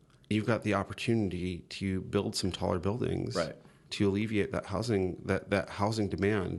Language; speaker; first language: English; native; English